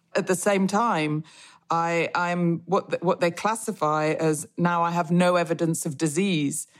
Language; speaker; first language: English; native; English